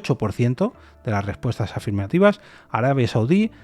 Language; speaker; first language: Spanish; native; Spanish